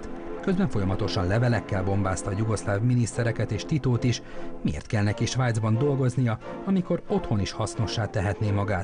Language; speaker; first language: Hungarian; native; Hungarian